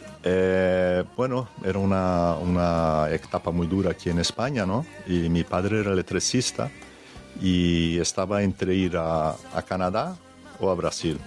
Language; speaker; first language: Spanish; early bilingual, heritage; Spanish